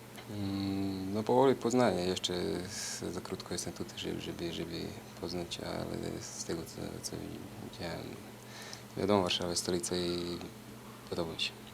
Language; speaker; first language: Polish; non-native, fluent; Serbian